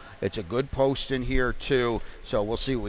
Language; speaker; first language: English; native; English